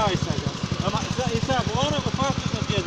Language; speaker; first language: Bulgarian; native; Bulgarian